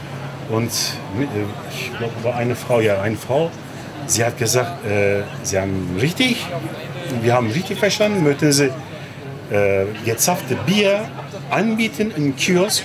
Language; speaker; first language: German; non-native, learner; Turkish